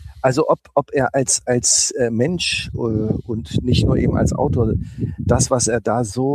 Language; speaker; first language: German; native; German